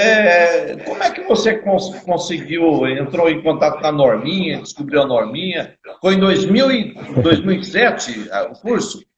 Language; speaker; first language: Portuguese; native; Portuguese